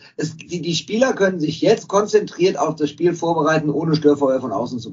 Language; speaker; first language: German; native; German